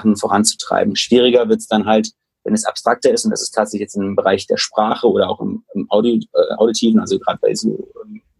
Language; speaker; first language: German; native; German